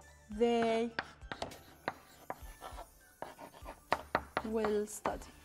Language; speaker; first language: English; non-native, fluent; Arabic